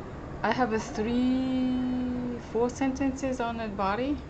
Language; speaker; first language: English; non-native, fluent; Japanese